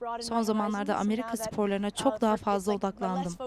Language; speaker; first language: Turkish; non-native, learner; English